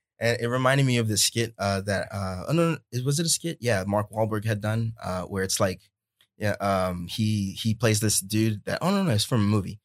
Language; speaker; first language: English; early bilingual, other home language; Spanish